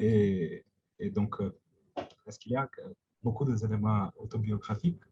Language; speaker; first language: French; non-native, fluent; Portuguese